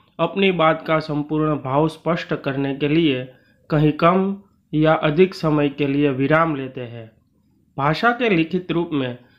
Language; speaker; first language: Hindi; non-native, local second language; Gujarati